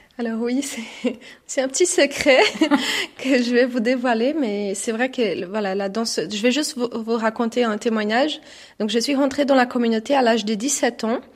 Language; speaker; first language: French; non-native, fluent; Portuguese